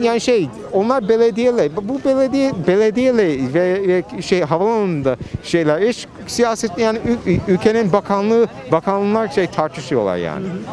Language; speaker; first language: Turkish; non-native, fluent; English